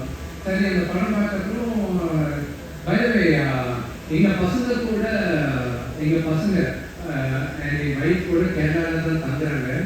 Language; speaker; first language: Tamil; non-native, local second language; Telugu